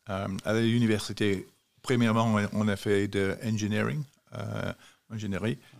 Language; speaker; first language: French; non-native, fluent; English